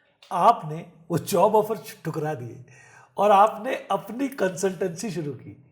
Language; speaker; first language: Hindi; native; Hindi